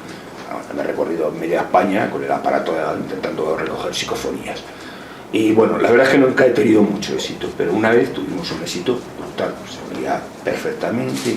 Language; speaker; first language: Spanish; native; Spanish